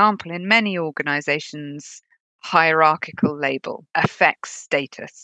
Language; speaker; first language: English; native; English